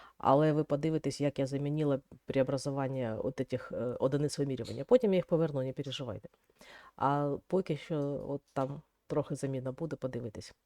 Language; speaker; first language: Ukrainian; non-native, local second language; Russian